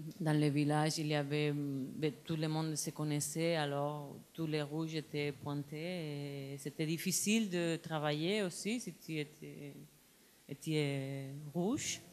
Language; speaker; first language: French; non-native, learner; Spanish